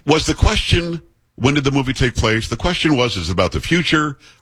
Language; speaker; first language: English; native; English